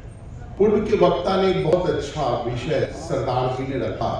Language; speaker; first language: Hindi; native; Hindi